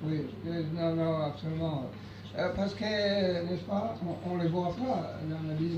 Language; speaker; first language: French; non-native, learner; Japanese